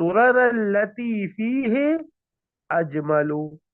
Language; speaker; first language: Arabic; non-native, fluent; Urdu